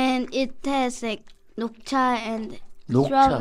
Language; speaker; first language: English; non-native, learner; Korean